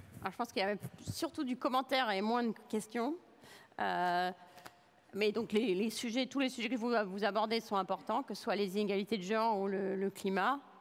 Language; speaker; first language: French; native; French